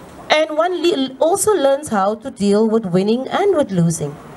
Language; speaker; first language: English; non-native, local second language; Afrikaans